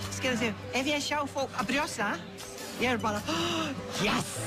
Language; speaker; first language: Icelandic; non-native, learner; English